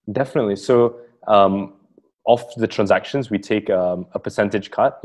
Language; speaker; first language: English; native; English